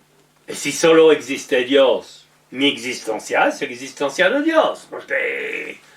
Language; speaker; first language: Spanish; non-native, learner; French